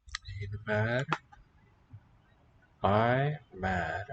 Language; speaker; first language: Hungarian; non-native, learner; English